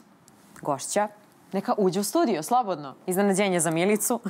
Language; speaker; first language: Serbian; native; Serbian